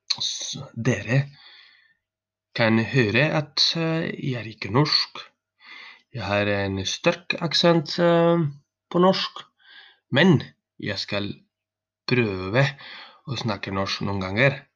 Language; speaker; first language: Norwegian; non-native, learner; Spanish